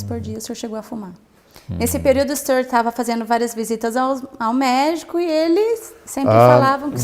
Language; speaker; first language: Portuguese; native; Portuguese